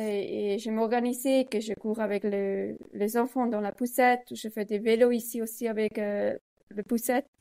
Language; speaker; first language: French; non-native, learner; Swiss German